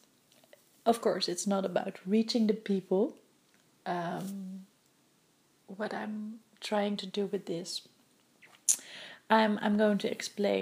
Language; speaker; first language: English; non-native, fluent; Dutch